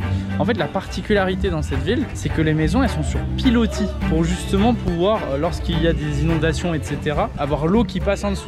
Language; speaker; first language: French; native; French